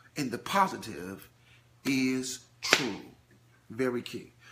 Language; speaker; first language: English; native; English